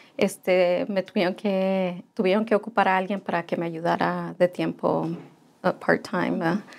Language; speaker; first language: Spanish; early bilingual, heritage; Spanish